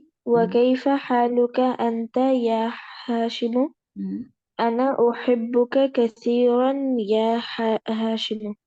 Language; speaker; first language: Arabic; non-native, learner; Urdu